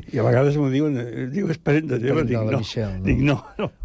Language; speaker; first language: Catalan; native; Catalan